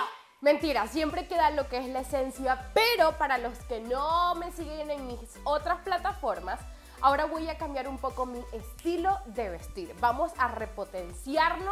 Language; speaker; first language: Spanish; native; Spanish